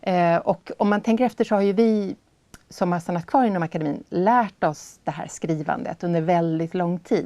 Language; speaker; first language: Swedish; native; Swedish